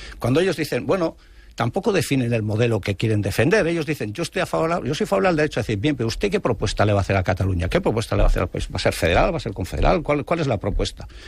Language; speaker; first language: Spanish; non-native, local second language; Basque